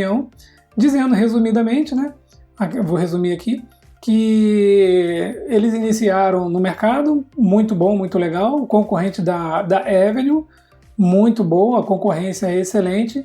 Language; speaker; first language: Portuguese; native; Portuguese